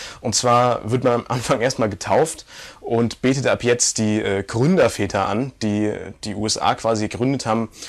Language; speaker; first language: German; native; German